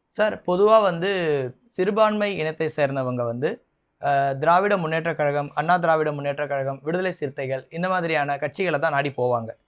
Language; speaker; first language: Tamil; native; Tamil